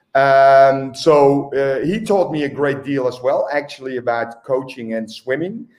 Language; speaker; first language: English; non-native, fluent; Dutch